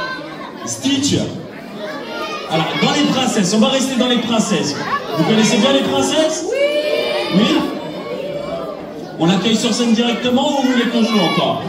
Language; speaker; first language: French; native; French